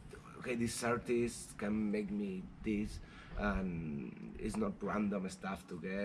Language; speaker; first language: English; non-native, learner; Spanish